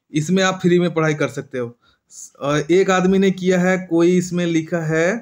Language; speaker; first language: Hindi; non-native, local second language; Bangla